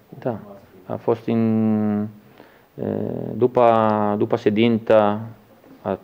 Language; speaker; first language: Romanian; non-native, learner; Italian